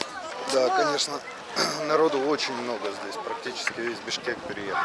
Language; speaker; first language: Russian; native; Russian